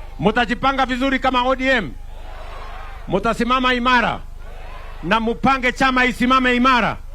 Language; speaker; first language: Swahili; non-native, local second language; Kalenjin